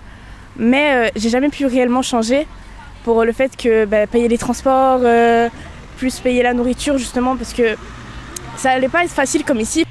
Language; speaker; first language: French; native; French